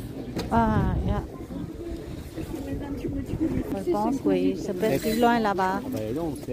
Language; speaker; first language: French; non-native, learner; Vietnamese